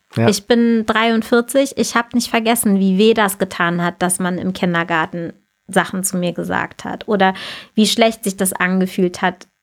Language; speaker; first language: German; native; German